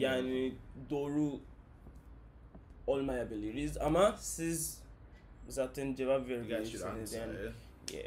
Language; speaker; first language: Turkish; non-native, learner; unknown